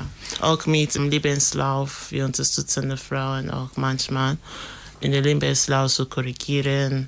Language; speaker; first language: German; non-native, learner; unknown